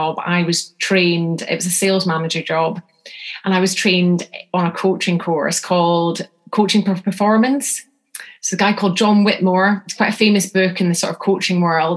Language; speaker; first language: English; native; English